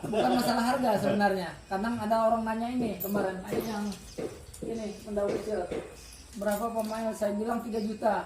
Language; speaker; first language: Indonesian; non-native, local second language; Banjar